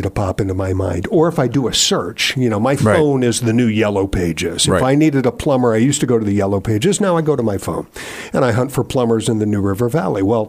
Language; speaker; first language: English; native; English